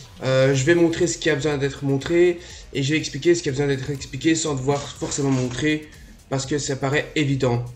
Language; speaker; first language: French; native; French